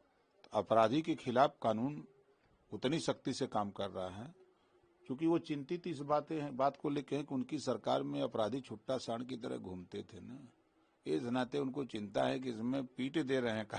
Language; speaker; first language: Hindi; native; Hindi